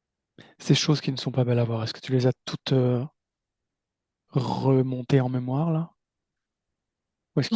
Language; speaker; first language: French; native; French